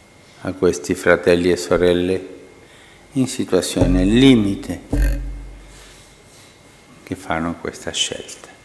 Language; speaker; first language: Italian; non-native, fluent; Spanish